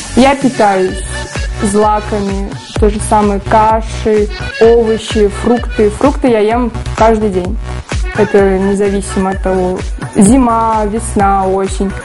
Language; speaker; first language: Russian; native; Russian